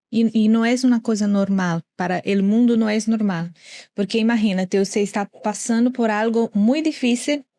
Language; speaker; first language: Portuguese; non-native, learner; Spanish